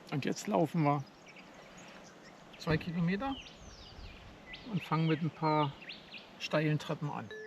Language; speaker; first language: German; native; German